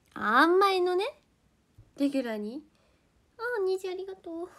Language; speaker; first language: Japanese; native; Japanese